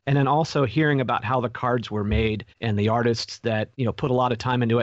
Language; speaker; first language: English; native; English